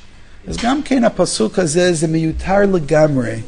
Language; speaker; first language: Hebrew; non-native, fluent; English